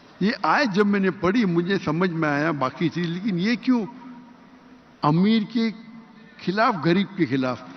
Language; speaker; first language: Urdu; non-native, local second language; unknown